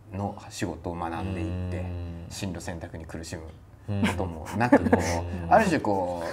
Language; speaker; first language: Japanese; native; Japanese